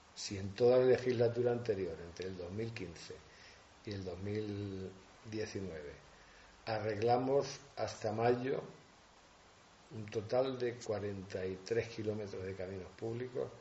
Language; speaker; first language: Spanish; native; Spanish